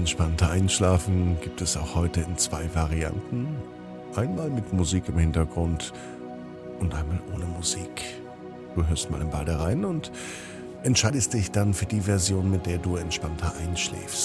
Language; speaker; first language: German; native; German